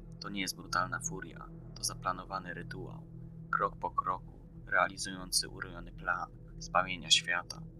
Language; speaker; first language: Polish; native; Polish